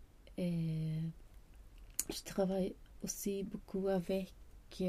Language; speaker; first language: French; non-native, learner; Swedish